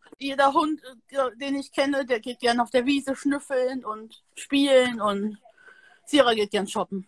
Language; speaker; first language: German; native; German